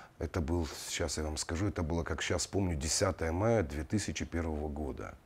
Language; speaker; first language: Russian; non-native, local second language; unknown